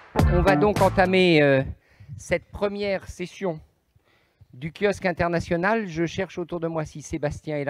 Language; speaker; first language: French; native; French